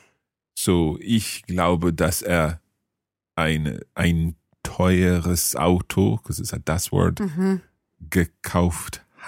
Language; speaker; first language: German; non-native, fluent; English